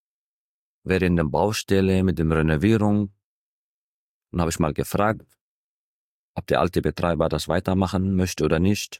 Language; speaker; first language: German; non-native, fluent; Arabic